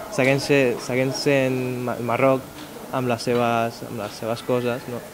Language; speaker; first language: Catalan; early bilingual, other home language; Arabic